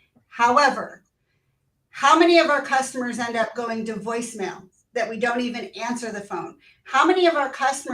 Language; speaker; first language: English; native; English